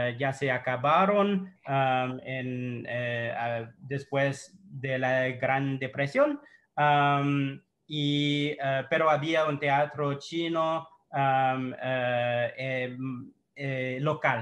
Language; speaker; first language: Spanish; non-native, fluent; English